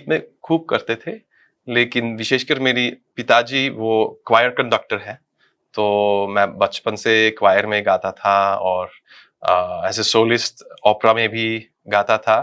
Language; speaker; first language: Hindi; non-native, fluent; Dutch